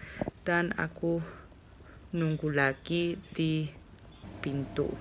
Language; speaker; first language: Indonesian; non-native, fluent; Spanish